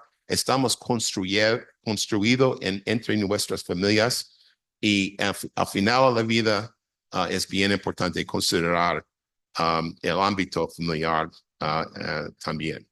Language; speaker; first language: Spanish; non-native, fluent; English